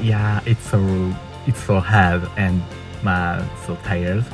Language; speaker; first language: English; non-native, learner; Japanese